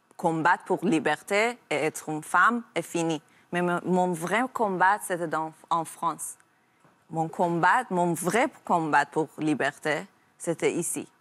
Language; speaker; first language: French; non-native, learner; Persian